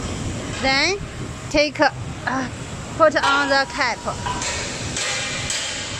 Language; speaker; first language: English; non-native, learner; Chinese